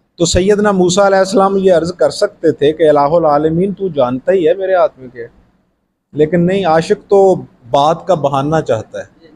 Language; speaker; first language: Urdu; non-native, local second language; Punjabi